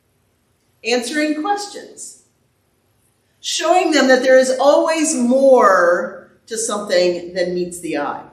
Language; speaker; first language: English; native; English